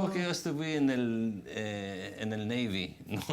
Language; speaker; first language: Spanish; non-native, fluent; Hebrew